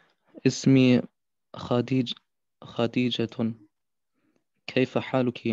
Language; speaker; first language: Arabic; non-native, learner; German